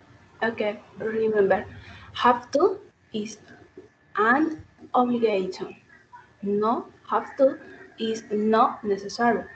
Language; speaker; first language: English; non-native, learner; Spanish